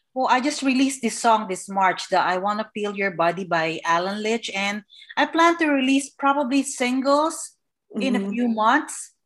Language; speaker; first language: English; non-native, local second language; Filipino